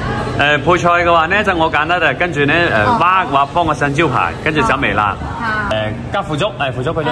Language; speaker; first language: Chinese; native; Chinese